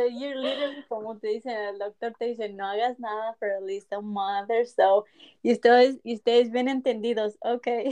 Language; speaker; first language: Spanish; early bilingual, heritage; Spanish